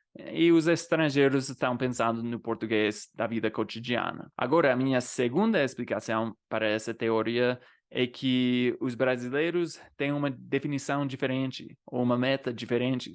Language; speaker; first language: Portuguese; non-native, fluent; English